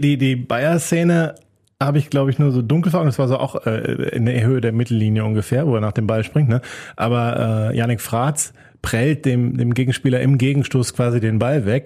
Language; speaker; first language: German; native; German